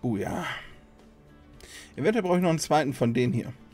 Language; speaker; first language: German; native; German